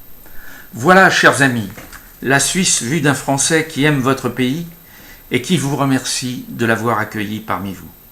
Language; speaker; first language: French; native; French